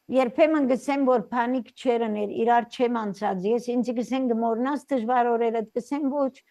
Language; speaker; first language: Armenian; early bilingual, heritage; Armenian